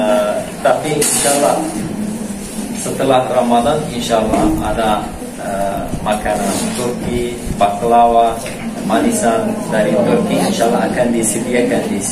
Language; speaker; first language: Indonesian; non-native, fluent; Turkish